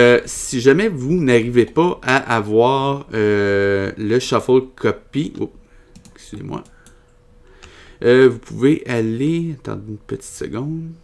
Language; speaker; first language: French; native; French